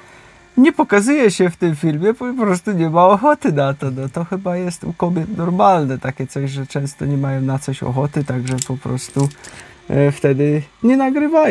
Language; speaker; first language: Polish; native; Polish